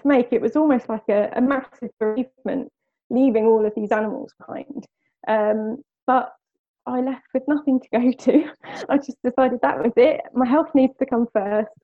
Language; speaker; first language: English; native; English